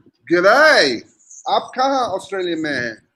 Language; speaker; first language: Hindi; non-native, learner; English